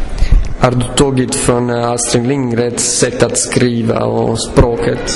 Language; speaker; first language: Swedish; non-native, fluent; Italian